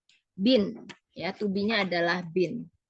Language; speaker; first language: Indonesian; native; Indonesian